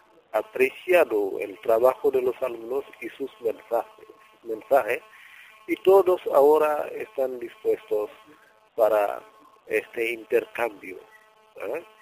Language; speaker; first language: Spanish; non-native, fluent; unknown